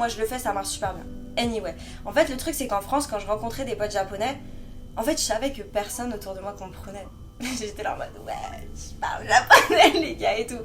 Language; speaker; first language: French; native; French